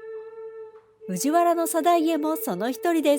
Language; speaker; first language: Japanese; native; Japanese